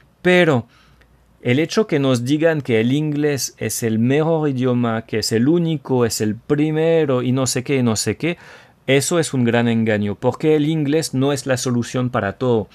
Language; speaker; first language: Spanish; non-native, fluent; French